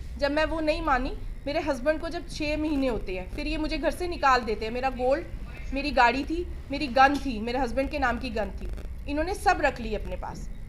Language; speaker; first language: Hindi; non-native, local second language; Punjabi